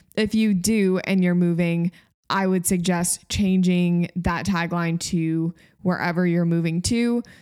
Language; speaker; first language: English; native; English